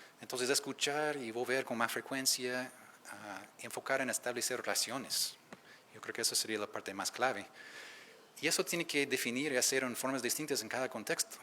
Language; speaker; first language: Spanish; non-native, fluent; English